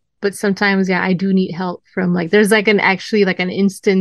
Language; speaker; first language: English; non-native, local second language; Malay